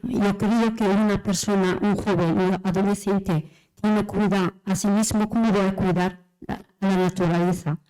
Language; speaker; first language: Spanish; non-native, fluent; Arabic